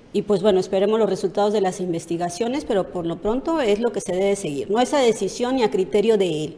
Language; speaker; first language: Spanish; native; Spanish